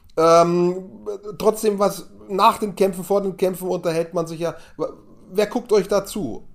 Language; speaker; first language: German; native; German